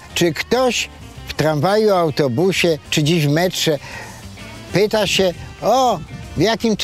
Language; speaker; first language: Polish; native; Polish